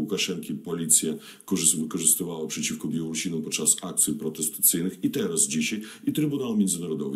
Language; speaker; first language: Polish; non-native, fluent; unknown